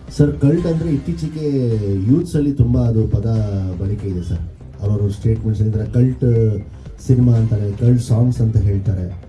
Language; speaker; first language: Kannada; non-native, local second language; Urdu